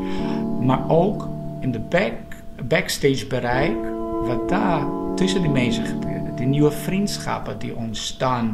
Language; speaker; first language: Dutch; non-native, fluent; Portuguese